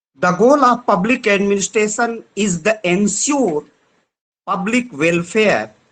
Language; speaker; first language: English; non-native, local second language; Hindi